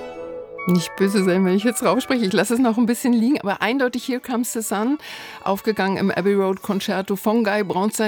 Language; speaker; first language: German; native; German